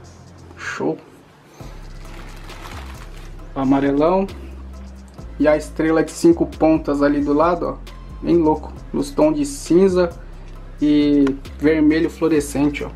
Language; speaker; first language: Portuguese; native; Portuguese